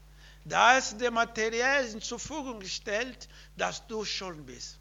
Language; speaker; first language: German; non-native, learner; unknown